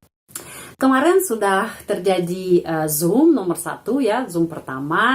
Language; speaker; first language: Indonesian; non-native, fluent; Russian